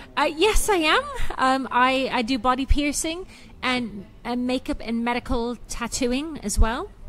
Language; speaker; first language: English; native; English